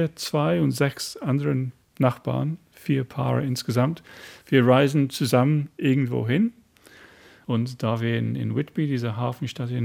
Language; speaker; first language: German; non-native, fluent; English